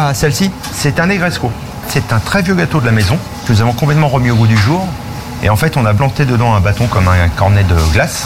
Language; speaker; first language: French; native; French